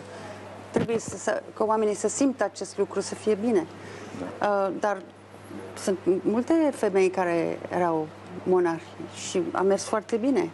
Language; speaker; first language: Romanian; non-native, fluent; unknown